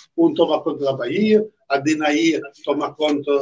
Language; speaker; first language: Portuguese; non-native, fluent; French